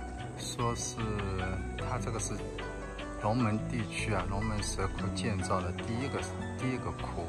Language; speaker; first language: Chinese; native; Chinese